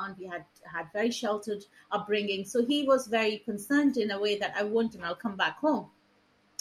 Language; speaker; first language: English; non-native, local second language; Punjabi